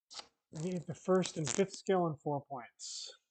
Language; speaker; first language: English; native; English